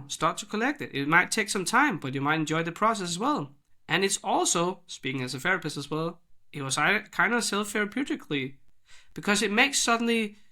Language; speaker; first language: English; non-native, fluent; Danish